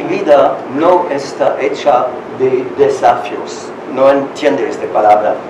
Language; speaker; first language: Spanish; non-native, learner; French